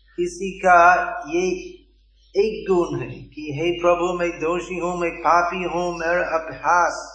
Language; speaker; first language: Hindi; non-native, fluent; English